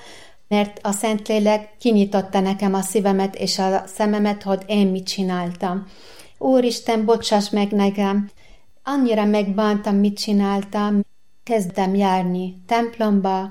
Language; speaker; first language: Hungarian; non-native, learner; Arabic